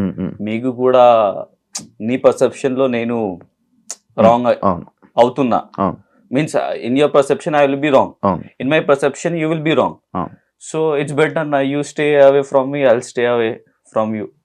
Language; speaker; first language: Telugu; non-native, learner; Hindi